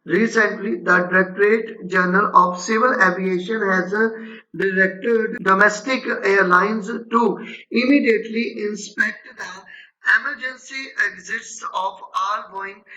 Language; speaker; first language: English; non-native, local second language; Punjabi